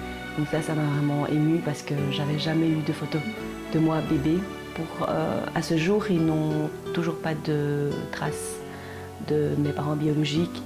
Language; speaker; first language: French; early bilingual, other home language; Korean